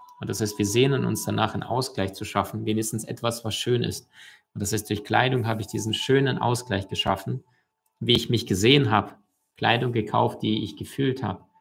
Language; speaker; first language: German; early bilingual, other home language; Russian